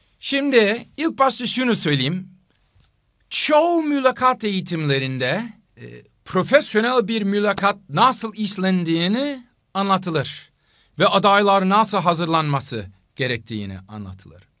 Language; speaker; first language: Turkish; non-native, fluent; English